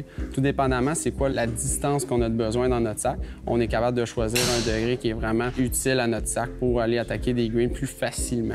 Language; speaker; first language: French; native; French